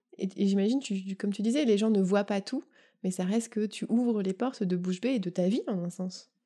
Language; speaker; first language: French; native; French